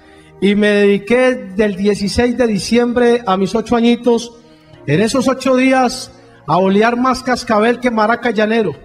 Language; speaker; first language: Spanish; native; Spanish